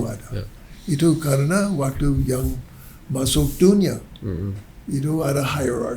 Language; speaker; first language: Indonesian; non-native, learner; English